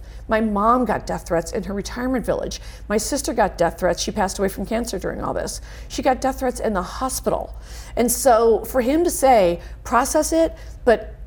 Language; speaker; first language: English; native; English